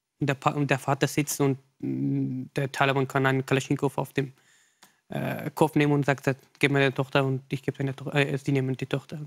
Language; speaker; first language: German; non-native, learner; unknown